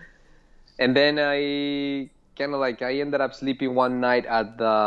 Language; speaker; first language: English; non-native, fluent; Spanish